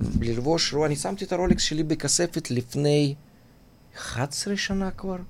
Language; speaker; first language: Hebrew; non-native, fluent; Russian